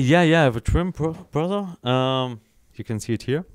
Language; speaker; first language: English; non-native, learner; German